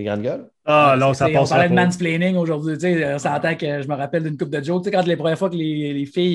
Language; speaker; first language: French; native; French